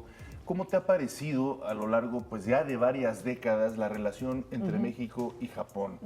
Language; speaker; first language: Spanish; native; Spanish